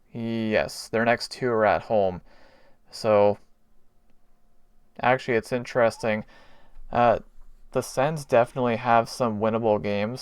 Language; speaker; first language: English; native; English